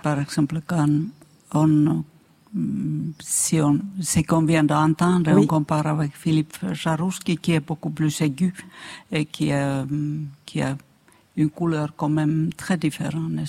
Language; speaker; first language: French; non-native, fluent; Finnish